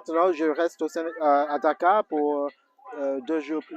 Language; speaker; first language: French; non-native, learner; English